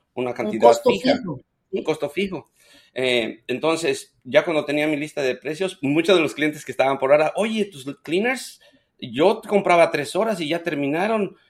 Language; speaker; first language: Spanish; native; Spanish